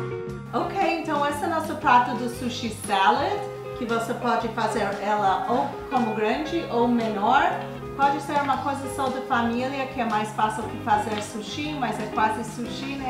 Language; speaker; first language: Portuguese; non-native, fluent; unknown